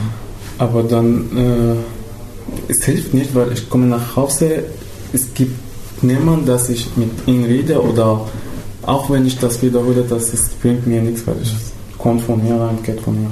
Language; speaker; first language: German; non-native, fluent; Arabic